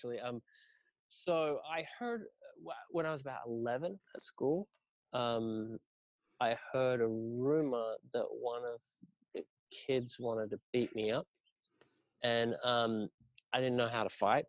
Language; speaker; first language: English; native; English